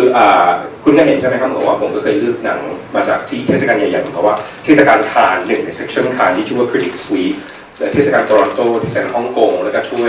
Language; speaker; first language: Thai; early bilingual, heritage; Thai